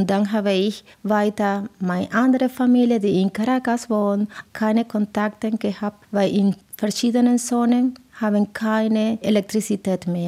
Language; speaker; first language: German; non-native, learner; Spanish